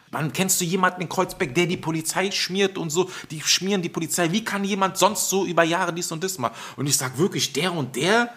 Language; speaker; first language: German; native; German